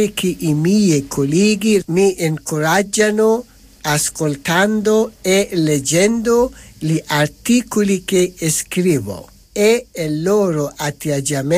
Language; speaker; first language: Italian; non-native, fluent; Persian